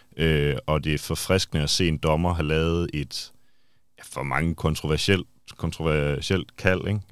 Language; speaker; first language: Danish; native; Danish